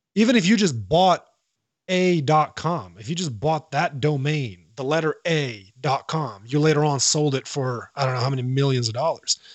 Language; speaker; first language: English; non-native, fluent; Arabic